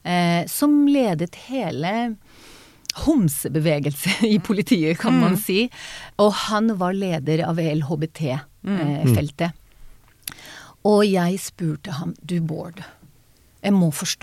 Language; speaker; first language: Norwegian; non-native, fluent; Hebrew